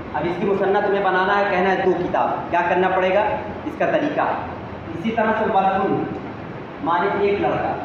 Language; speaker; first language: Urdu; native; Urdu